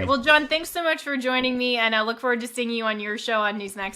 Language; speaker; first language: English; native; English